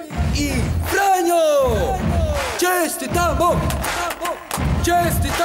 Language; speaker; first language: Serbian; native; Serbian